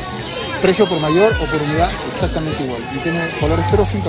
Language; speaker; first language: Spanish; native; Spanish